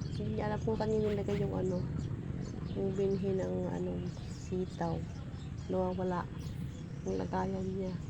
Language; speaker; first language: Filipino; non-native, local second language; Iloko